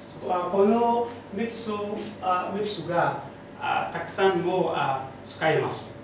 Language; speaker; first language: Japanese; non-native, learner; Mossi